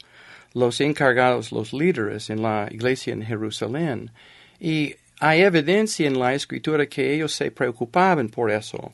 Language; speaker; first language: Spanish; non-native, fluent; English